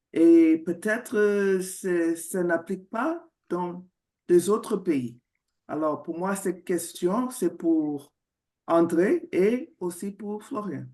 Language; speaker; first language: French; non-native, fluent; English